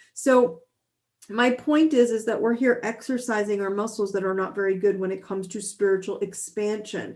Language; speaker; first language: English; native; English